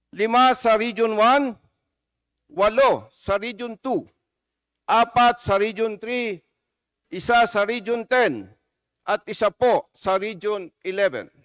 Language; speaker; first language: Filipino; native; Filipino